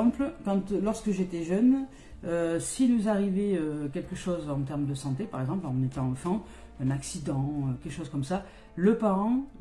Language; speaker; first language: French; native; French